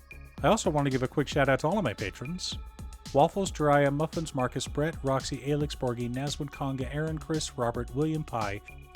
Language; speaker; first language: English; native; English